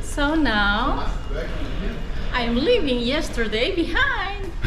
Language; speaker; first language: English; non-native, local second language; Filipino